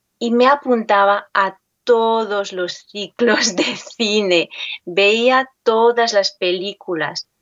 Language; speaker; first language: Spanish; non-native, fluent; French